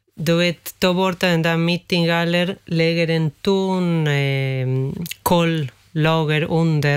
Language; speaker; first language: Swedish; non-native, fluent; Spanish